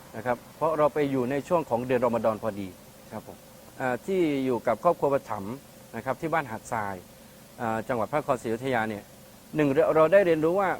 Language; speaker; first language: Thai; native; Thai